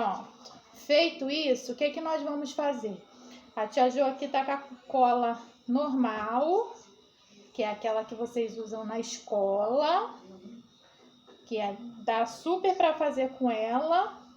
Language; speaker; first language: Portuguese; native; Portuguese